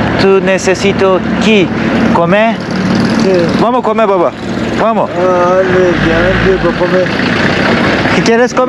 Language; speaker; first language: Spanish; non-native, learner; Turkish